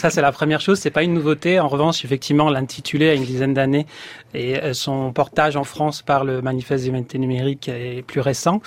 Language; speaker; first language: French; native; French